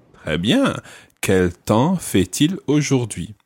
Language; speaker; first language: French; non-native, fluent; English